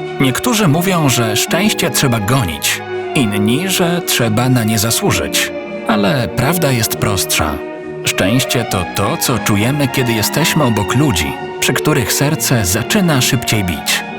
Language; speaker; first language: Polish; native; Polish